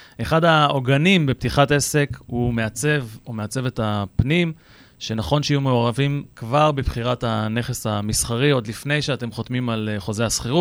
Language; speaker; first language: Hebrew; native; Hebrew